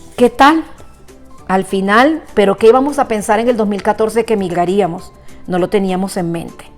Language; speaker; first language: Spanish; native; Spanish